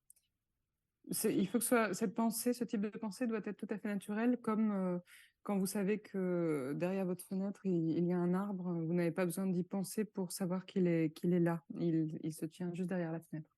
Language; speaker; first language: French; native; French